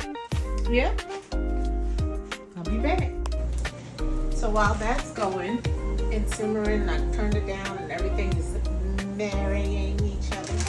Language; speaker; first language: English; native; English